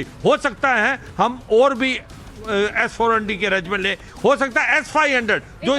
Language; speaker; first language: Hindi; native; Hindi